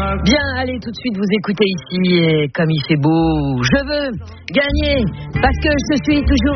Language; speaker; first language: French; native; French